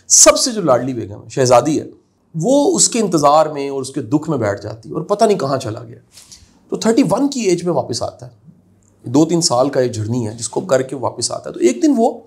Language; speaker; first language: Urdu; non-native, local second language; Punjabi